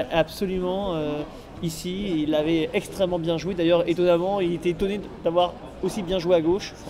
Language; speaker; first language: French; native; French